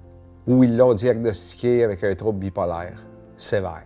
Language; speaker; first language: French; native; French